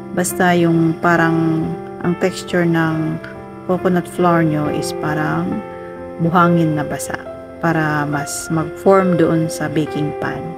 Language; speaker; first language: Filipino; non-native, local second language; Cebuano